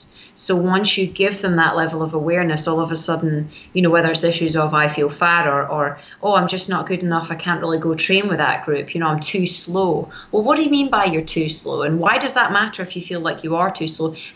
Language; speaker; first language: English; native; English